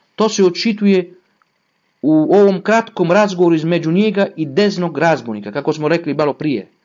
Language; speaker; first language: Croatian; non-native, fluent; Italian